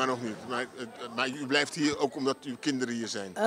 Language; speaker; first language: Dutch; native; Dutch